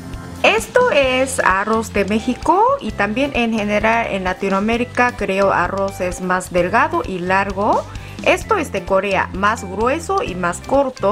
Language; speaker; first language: Spanish; non-native, fluent; Korean